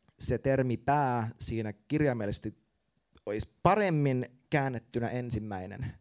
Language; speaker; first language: Finnish; native; Finnish